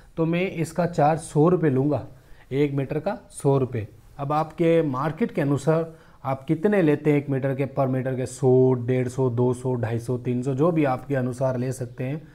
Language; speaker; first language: Hindi; native; Hindi